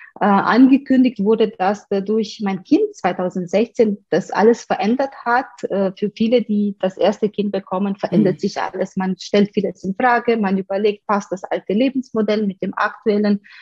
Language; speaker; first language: German; non-native, fluent; Romanian